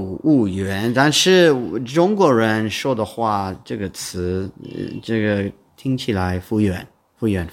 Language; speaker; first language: Chinese; non-native, learner; English